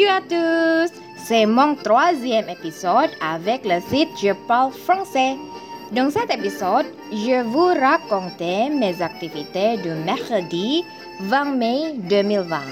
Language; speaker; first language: French; non-native, learner; Indonesian